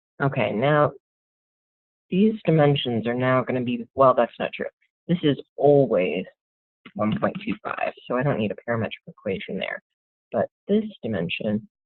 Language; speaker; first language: English; native; English